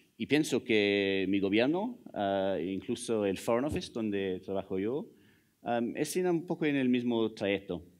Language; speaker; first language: Spanish; non-native, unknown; English